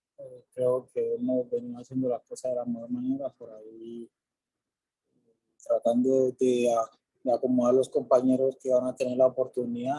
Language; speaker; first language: Spanish; native; Spanish